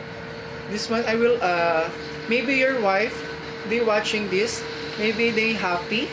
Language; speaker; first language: English; non-native, local second language; Filipino